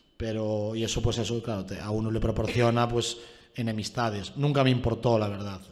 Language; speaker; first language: Spanish; native; Spanish